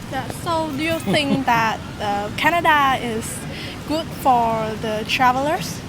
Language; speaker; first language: English; non-native, learner; Vietnamese